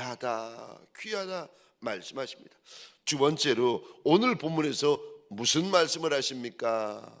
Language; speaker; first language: Korean; native; Korean